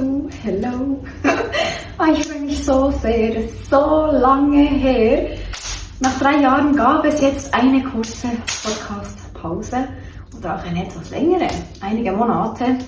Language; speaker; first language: German; native; German